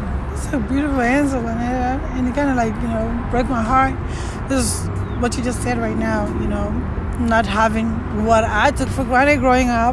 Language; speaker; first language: English; non-native, local second language; Wolof